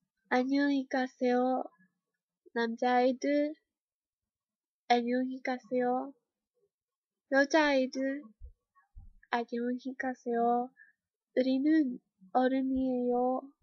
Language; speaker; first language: Korean; non-native, learner; English